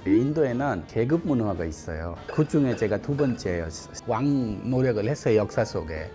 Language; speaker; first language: Korean; non-native, fluent; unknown